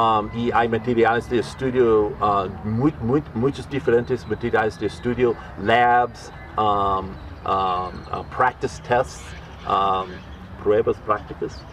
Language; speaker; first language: Spanish; non-native, learner; English